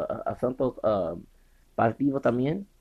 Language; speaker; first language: Spanish; non-native, learner; English